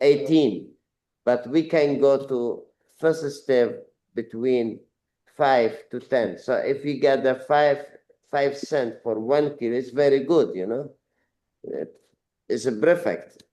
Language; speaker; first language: English; non-native, learner; Arabic